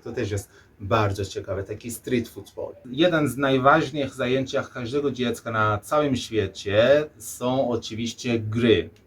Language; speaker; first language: Polish; non-native, learner; Persian